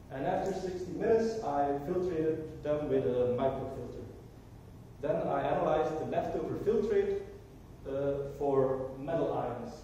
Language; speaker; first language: English; non-native, fluent; Dutch